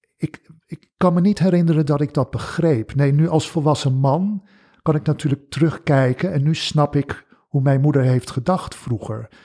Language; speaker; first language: Dutch; early bilingual, other home language; English